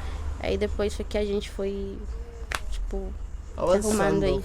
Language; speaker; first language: Portuguese; non-native, fluent; Spanish